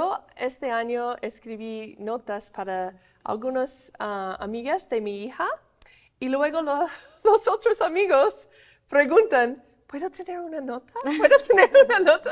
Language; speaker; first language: Spanish; non-native, fluent; English